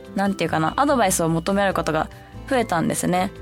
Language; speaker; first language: Japanese; early bilingual, heritage; Japanese